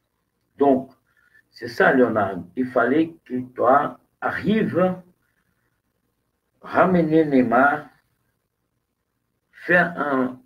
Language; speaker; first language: French; non-native, fluent; Portuguese